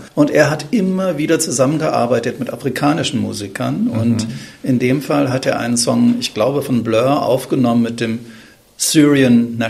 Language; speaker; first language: German; native; German